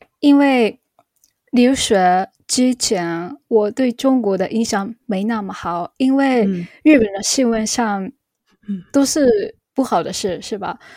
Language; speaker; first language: Chinese; non-native, fluent; Japanese